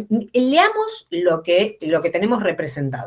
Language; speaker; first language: Spanish; native; Spanish